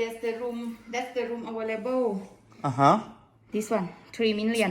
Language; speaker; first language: English; non-native, local second language; Thai